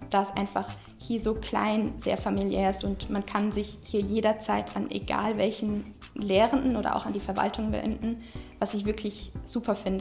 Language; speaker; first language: German; native; German